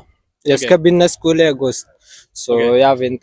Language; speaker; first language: Norwegian; non-native, learner; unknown